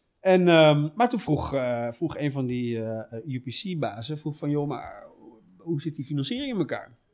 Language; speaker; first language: Dutch; native; Dutch